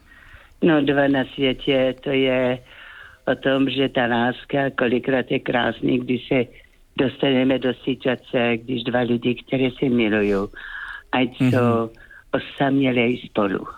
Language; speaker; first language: Czech; non-native, fluent; French